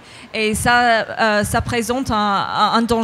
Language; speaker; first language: French; non-native, fluent; English